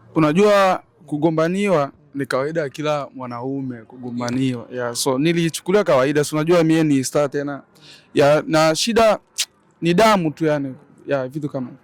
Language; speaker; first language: Swahili; native; Swahili